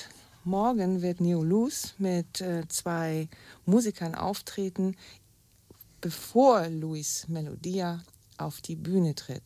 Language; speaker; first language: German; native; German